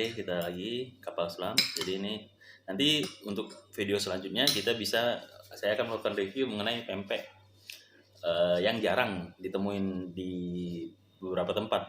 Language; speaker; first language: Indonesian; native; Indonesian